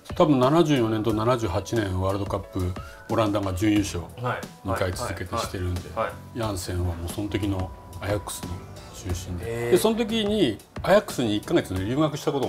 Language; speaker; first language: Japanese; native; Japanese